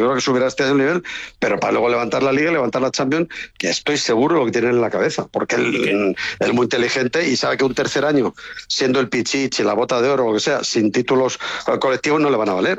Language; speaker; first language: Spanish; native; Spanish